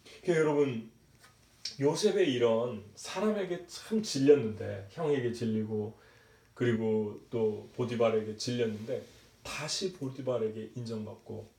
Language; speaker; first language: Korean; native; Korean